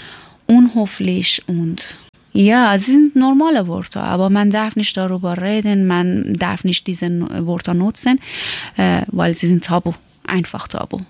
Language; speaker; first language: German; non-native, learner; Persian